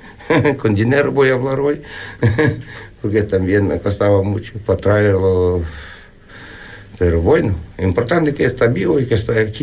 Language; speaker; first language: Spanish; non-native, learner; Ukrainian